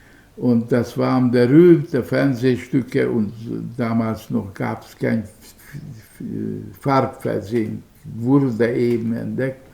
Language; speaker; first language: German; non-native, fluent; Hungarian